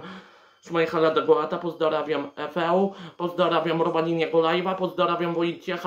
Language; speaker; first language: Polish; native; Polish